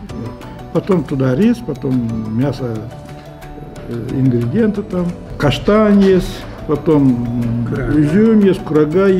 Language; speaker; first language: Russian; non-native, fluent; Azerbaijani